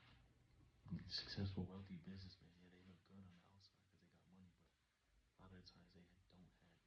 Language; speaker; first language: English; native; English